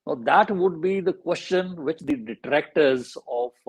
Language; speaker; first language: English; non-native, local second language; Punjabi